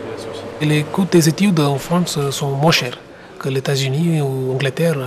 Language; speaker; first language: French; non-native, learner; Tamil